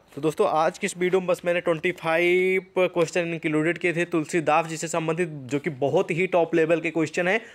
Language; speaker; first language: Hindi; native; Hindi